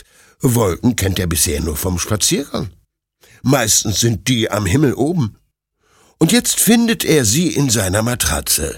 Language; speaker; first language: German; native; German